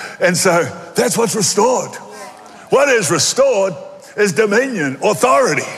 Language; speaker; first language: English; native; English